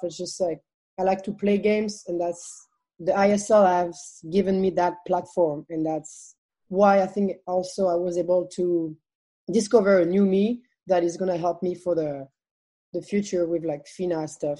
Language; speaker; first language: English; non-native, fluent; French